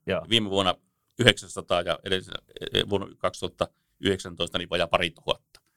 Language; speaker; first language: Finnish; native; Finnish